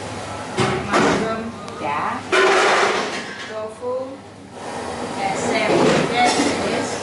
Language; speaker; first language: English; non-native, learner; Vietnamese